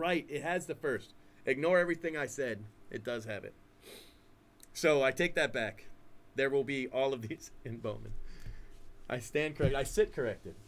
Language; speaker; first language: English; native; English